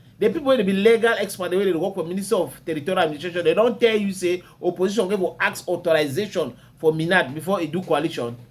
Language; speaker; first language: Nigerian Pidgin; native; Nigerian Pidgin